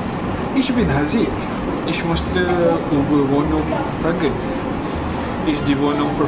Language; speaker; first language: German; non-native, learner; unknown